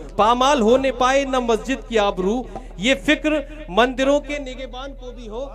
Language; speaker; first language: Hindi; native; Hindi